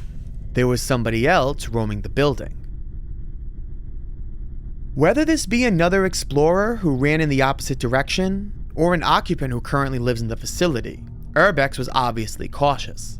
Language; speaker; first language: English; native; English